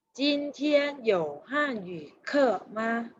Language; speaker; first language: Chinese; non-native, fluent; Thai